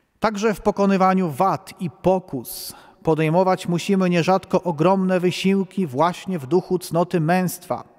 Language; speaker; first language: Polish; native; Polish